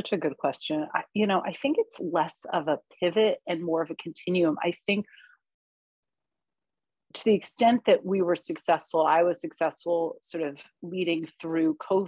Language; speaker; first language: English; early bilingual, other home language; Hungarian